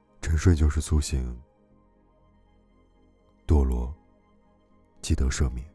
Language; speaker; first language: Chinese; native; Chinese